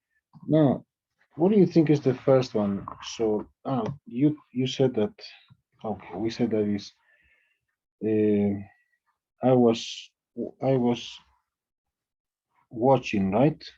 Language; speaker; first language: English; non-native, fluent; Spanish